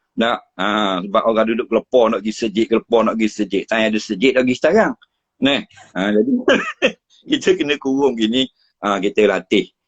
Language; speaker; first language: Malay; native; Malay